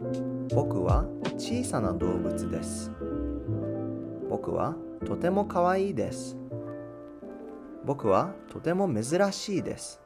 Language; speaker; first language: Japanese; non-native, learner; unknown